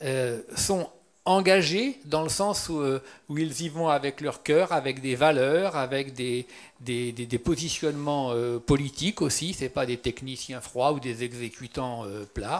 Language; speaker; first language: French; native; French